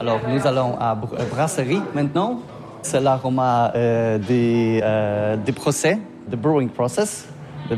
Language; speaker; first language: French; non-native, learner; Polish